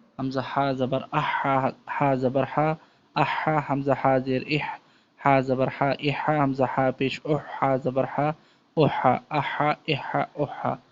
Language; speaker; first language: Urdu; native; Urdu